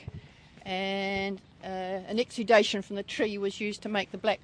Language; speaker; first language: English; native; English